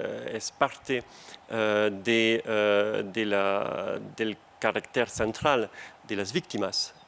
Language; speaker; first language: Spanish; non-native, fluent; French